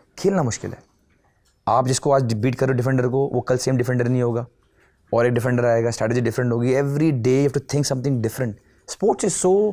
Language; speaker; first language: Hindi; non-native, local second language; Nepali